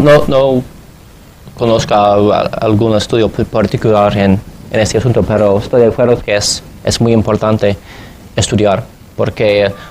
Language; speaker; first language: Spanish; non-native, fluent; English